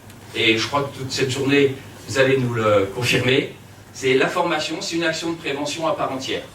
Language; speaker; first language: French; native; French